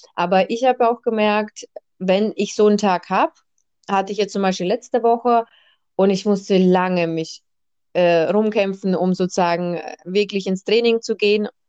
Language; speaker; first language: German; early bilingual, other home language; Russian